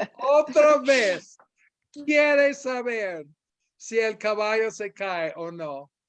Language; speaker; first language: Spanish; non-native, fluent; English